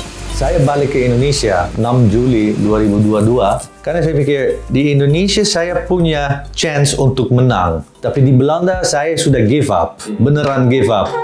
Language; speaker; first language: Indonesian; non-native, fluent; Dutch